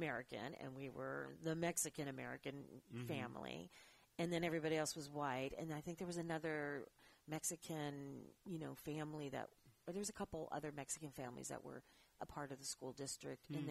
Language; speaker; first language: English; native; English